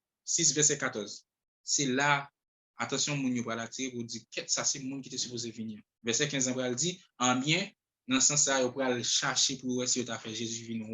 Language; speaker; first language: French; non-native, local second language; Haitian Creole